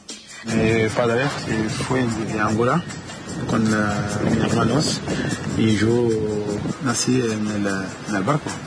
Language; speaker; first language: Spanish; non-native, learner; French